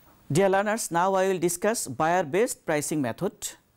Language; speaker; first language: English; non-native, local second language; Bangla